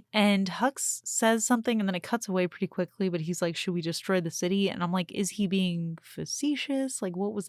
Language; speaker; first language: English; native; English